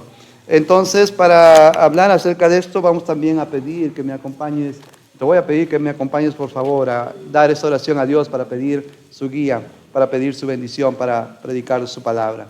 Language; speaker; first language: Spanish; native; Spanish